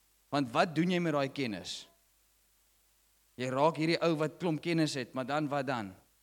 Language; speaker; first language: Afrikaans; native; Afrikaans